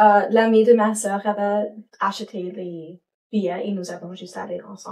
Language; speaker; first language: French; non-native, learner; English